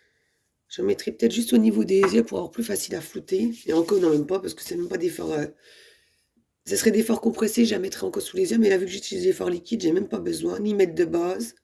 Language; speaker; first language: French; native; French